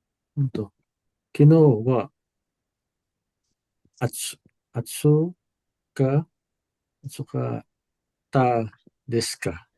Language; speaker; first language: Japanese; non-native, learner; Filipino